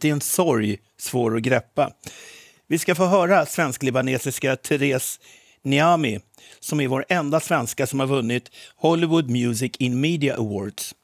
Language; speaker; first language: Swedish; native; Swedish